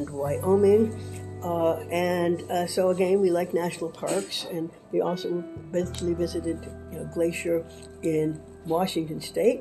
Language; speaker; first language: English; native; English